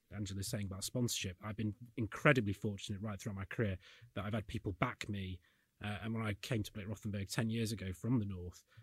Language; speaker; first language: English; native; English